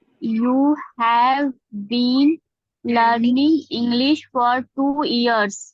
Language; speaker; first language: English; non-native, learner; Hindi